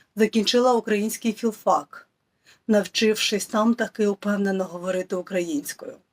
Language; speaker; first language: Ukrainian; non-native, local second language; Russian